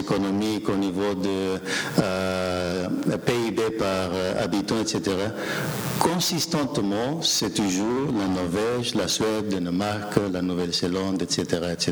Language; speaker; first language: French; non-native, fluent; Spanish